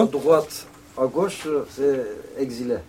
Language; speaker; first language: French; non-native, learner; Kurdish